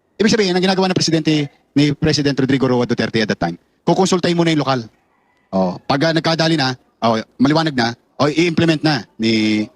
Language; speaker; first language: Filipino; native; Filipino